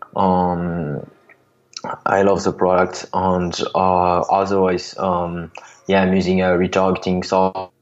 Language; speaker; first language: English; non-native, fluent; French